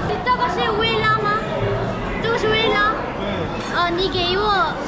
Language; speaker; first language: Chinese; non-native, learner; Korean